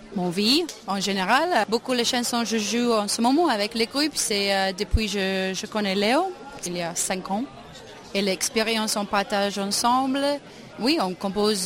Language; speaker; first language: French; non-native, learner; English